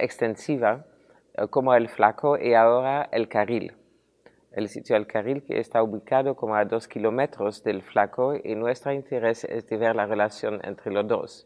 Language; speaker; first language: Spanish; non-native, fluent; Dutch